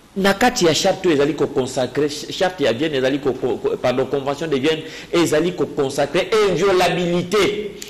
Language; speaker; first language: French; non-native, local second language; Luba-Lulua